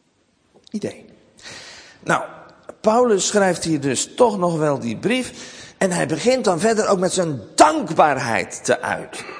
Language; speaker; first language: Dutch; native; Dutch